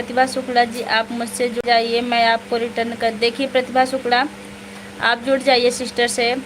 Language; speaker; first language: Hindi; native; Hindi